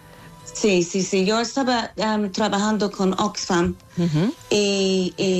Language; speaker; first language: Spanish; non-native, fluent; English